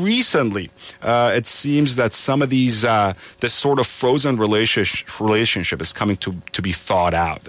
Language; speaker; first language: English; non-native, fluent; Persian